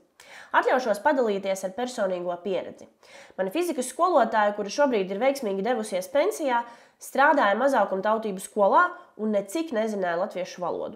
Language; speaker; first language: Latvian; native; Latvian